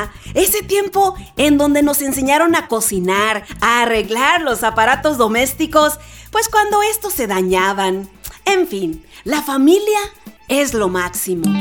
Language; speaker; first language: Spanish; native; Spanish